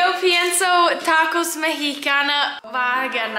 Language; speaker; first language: Spanish; non-native, learner; English